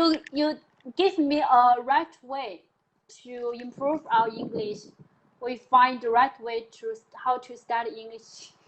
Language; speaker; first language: English; non-native, learner; Chinese